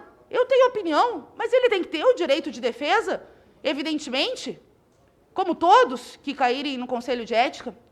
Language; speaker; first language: Portuguese; native; Portuguese